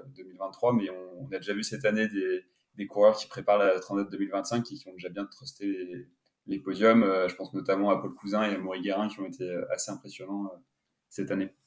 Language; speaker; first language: French; native; French